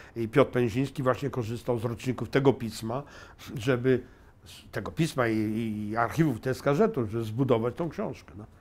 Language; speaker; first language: Polish; native; Polish